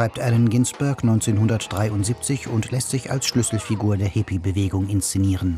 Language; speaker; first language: German; native; German